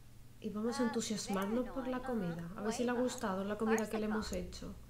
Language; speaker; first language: Spanish; native; Spanish